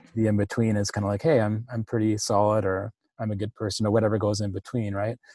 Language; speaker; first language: English; native; English